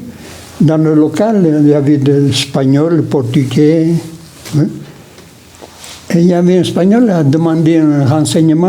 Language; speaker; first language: French; non-native, local second language; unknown